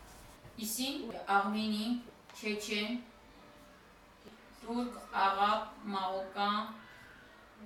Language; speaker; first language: French; non-native, learner; Armenian